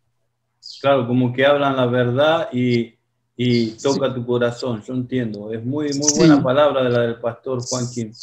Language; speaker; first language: Spanish; non-native, fluent; Portuguese